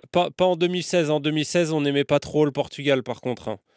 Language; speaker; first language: French; native; French